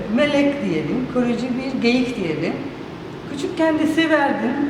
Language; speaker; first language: Turkish; non-native, fluent; Persian